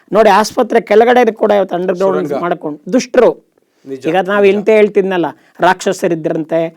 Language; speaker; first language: Kannada; native; Kannada